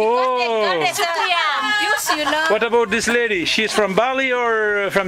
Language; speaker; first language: English; non-native, learner; Pashto